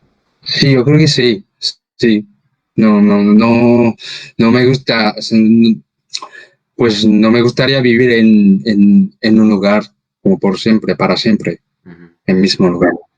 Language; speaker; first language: Spanish; non-native, fluent; Korean